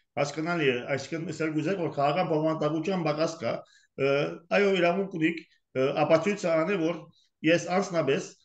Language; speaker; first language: Armenian; early bilingual, heritage; Armenian